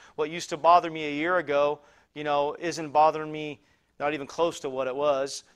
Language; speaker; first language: English; native; English